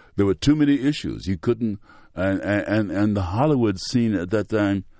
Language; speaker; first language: English; native; English